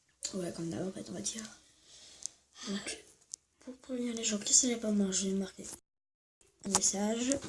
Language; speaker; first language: French; native; French